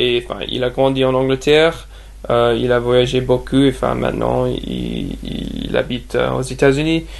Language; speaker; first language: French; non-native, fluent; English